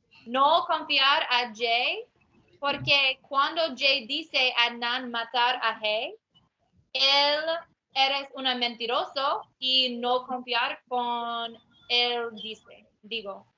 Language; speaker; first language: Spanish; non-native, learner; English